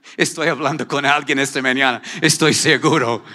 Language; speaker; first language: Spanish; non-native, fluent; English